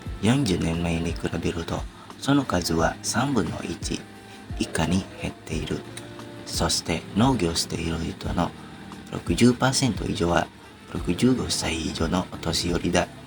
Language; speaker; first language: Japanese; non-native, learner; Indonesian